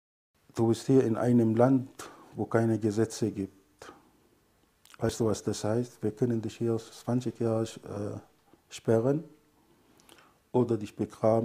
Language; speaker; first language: German; non-native, fluent; Arabic